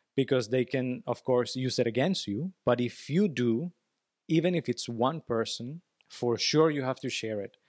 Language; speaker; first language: English; non-native, fluent; Spanish